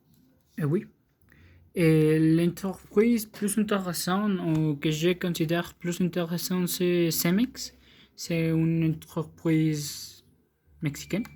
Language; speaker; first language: French; non-native, learner; Spanish